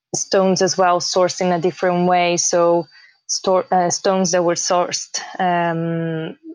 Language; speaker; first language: English; early bilingual, heritage; Portuguese